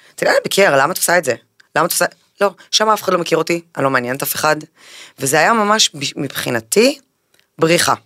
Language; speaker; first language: Hebrew; early bilingual, other home language; Spanish